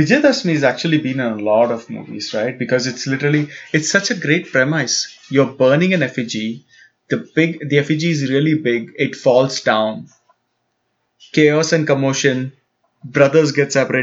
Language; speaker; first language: English; non-native, local second language; Tamil